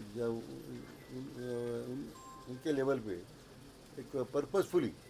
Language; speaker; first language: Hindi; non-native, local second language; Marathi